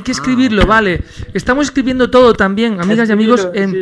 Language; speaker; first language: Spanish; native; Spanish